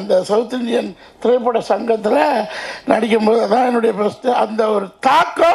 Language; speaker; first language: Tamil; native; Tamil